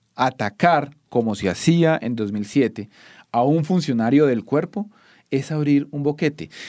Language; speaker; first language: Spanish; native; Spanish